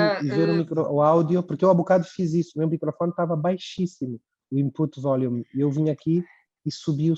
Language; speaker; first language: Portuguese; native; Portuguese